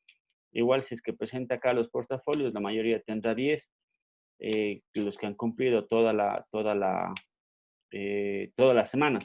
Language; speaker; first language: Spanish; native; Spanish